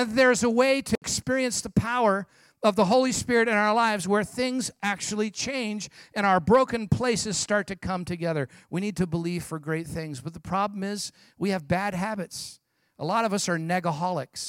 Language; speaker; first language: English; native; English